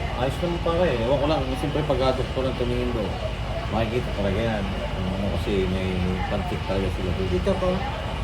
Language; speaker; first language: Filipino; native; Filipino